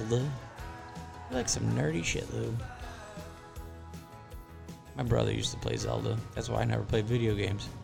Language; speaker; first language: English; native; English